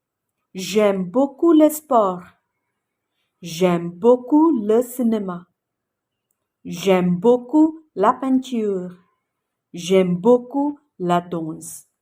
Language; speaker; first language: French; non-native, fluent; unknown